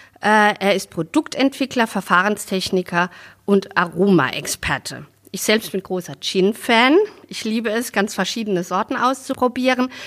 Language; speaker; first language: German; native; German